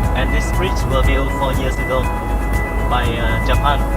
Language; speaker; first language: English; non-native, fluent; Vietnamese